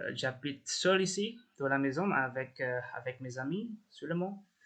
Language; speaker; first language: French; non-native, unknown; Indonesian